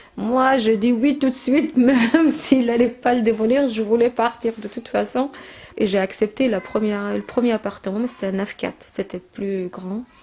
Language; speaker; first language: French; non-native, local second language; Arabic